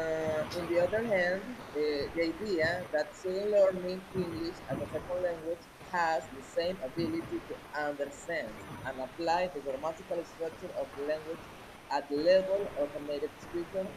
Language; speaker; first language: English; non-native, fluent; Spanish